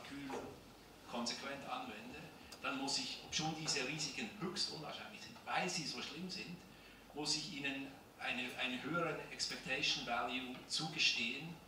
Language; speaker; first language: German; native; German